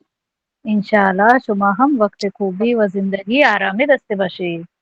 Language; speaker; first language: Persian; non-native, learner; Urdu